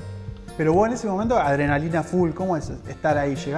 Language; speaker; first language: Spanish; native; Spanish